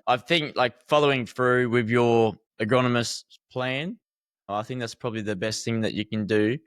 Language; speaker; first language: English; native; English